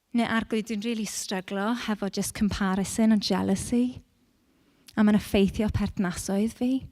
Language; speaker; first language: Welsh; non-native, local second language; English